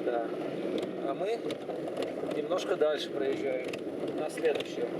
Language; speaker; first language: Russian; native; Russian